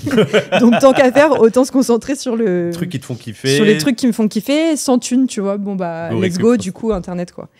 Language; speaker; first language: French; native; French